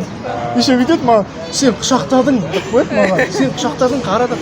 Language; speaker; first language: Kazakh; native; Kazakh